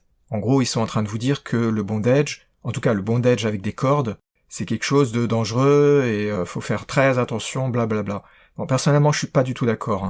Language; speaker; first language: French; native; French